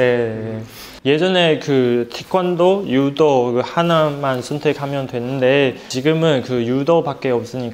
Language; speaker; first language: Korean; non-native, fluent; Chinese